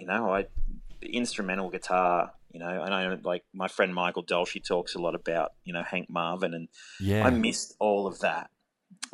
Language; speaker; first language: English; native; English